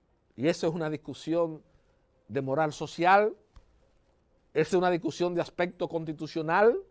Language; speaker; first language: Spanish; native; Spanish